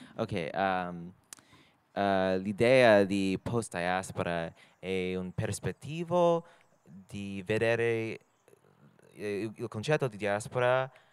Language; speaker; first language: Italian; non-native, learner; English